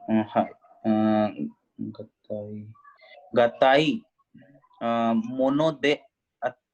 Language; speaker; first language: Japanese; non-native, learner; Hindi